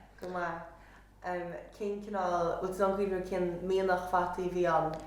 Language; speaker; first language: Irish; native; Irish